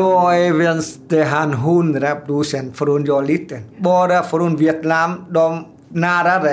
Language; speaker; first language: Swedish; non-native, learner; Vietnamese